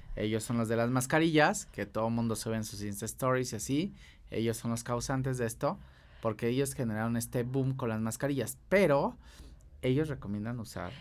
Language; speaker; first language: Spanish; native; Spanish